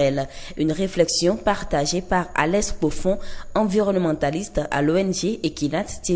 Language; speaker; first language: French; non-native, local second language; Ewe